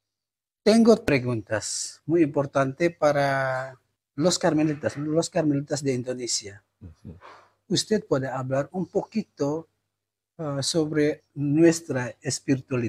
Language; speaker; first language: Spanish; non-native, learner; Indonesian